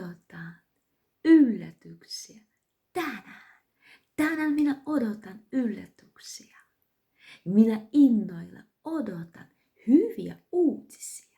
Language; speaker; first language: Finnish; non-native, learner; Russian